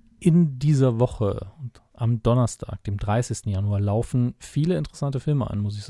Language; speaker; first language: German; native; German